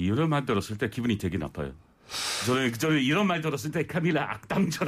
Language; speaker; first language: Korean; non-native, learner; English